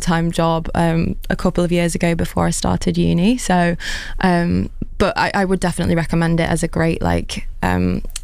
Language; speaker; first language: English; native; English